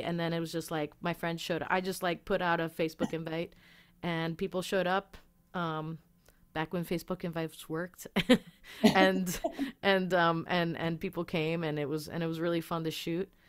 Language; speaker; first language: English; early bilingual, other home language; Spanish